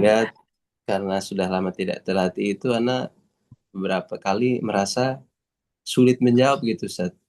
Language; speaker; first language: Indonesian; native; Indonesian